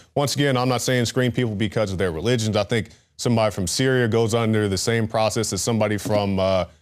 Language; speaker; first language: English; native; English